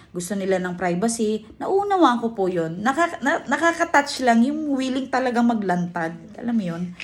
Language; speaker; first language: Filipino; native; Filipino